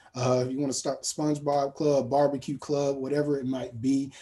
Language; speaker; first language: English; native; English